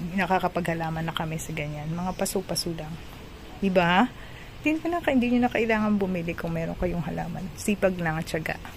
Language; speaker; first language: Filipino; non-native, local second language; Cebuano